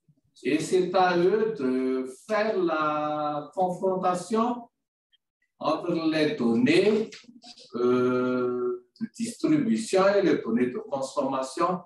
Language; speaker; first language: French; non-native, local second language; Malagasy